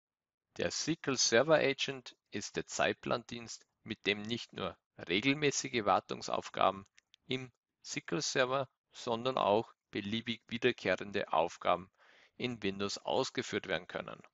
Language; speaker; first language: German; native; German